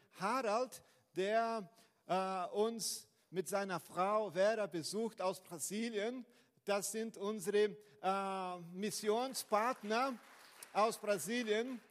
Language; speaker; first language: German; non-native, fluent; Portuguese